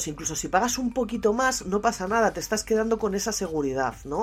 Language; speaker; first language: Spanish; native; Spanish